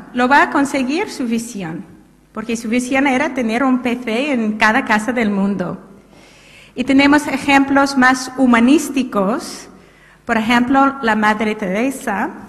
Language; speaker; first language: Spanish; non-native, fluent; English